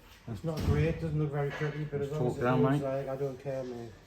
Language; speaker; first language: English; native; English